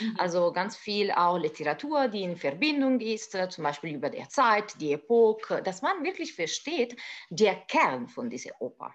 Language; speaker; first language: German; non-native, fluent; Italian